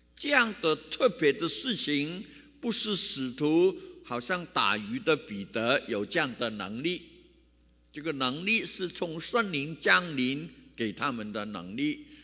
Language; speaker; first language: Chinese; non-native, local second language; Cantonese